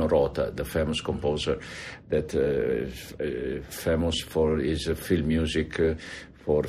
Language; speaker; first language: English; non-native, fluent; Italian